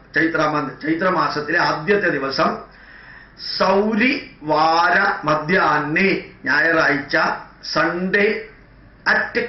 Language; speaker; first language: English; non-native, local second language; Malayalam